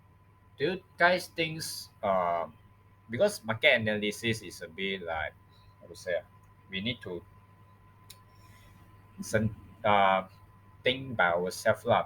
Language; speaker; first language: English; non-native, local second language; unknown